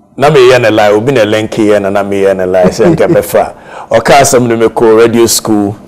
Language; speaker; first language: English; non-native, local second language; Akan